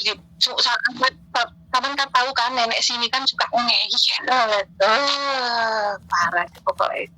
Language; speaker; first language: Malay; non-native, local second language; Javanese